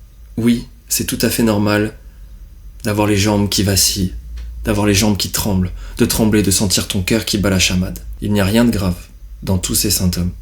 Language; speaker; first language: French; native; French